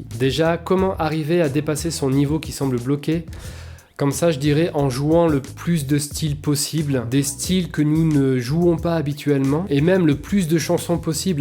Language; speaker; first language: French; native; French